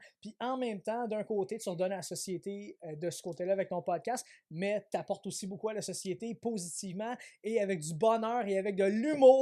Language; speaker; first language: French; native; French